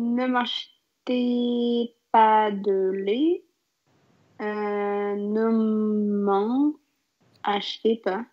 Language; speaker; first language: French; non-native, learner; Russian